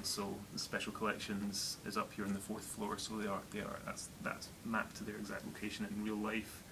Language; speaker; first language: English; native; English